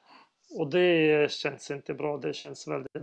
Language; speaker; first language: Swedish; non-native, fluent; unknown